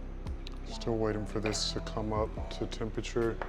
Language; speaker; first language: English; native; English